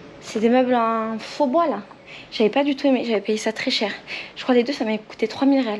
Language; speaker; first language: French; native; French